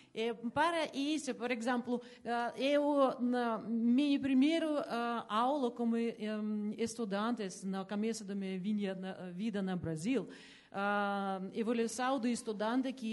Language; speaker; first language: Portuguese; non-native, learner; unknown